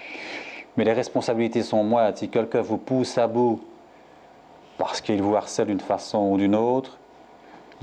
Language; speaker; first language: French; native; French